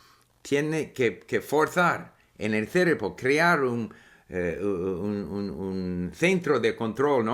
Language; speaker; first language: Spanish; non-native, fluent; English